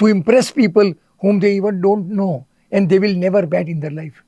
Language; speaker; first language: English; non-native, local second language; Gujarati